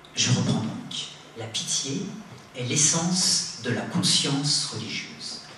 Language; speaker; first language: French; native; French